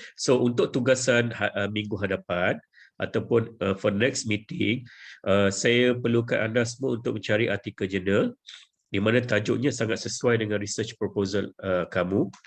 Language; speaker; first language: Malay; native; Malay